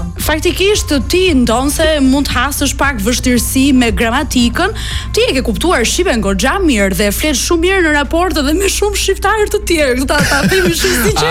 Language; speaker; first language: Albanian; native; Albanian